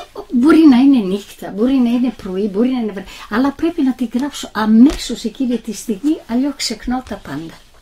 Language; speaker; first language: Greek; non-native, fluent; Italian